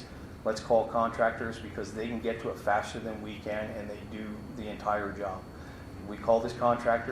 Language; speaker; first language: English; native; English